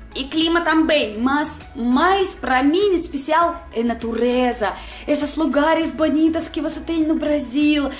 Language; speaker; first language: Portuguese; non-native, learner; Russian